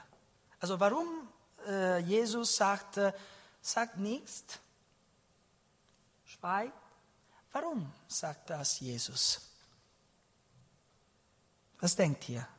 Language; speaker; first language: German; non-native, learner; Italian